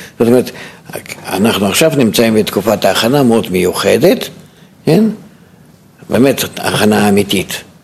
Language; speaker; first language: Hebrew; non-native, fluent; Russian